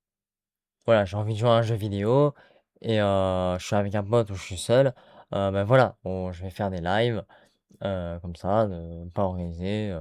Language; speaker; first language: French; native; French